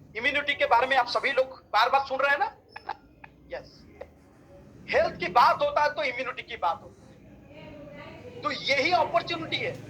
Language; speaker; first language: Hindi; non-native, local second language; Odia